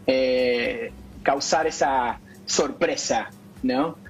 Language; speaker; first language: Spanish; non-native, fluent; English